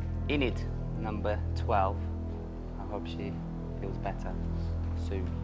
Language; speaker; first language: English; non-native, fluent; Russian